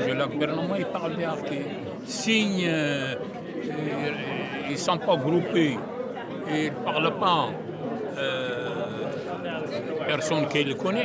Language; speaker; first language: French; non-native, fluent; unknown